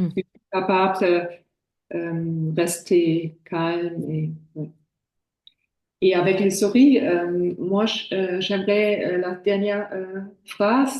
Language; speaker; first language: French; non-native, fluent; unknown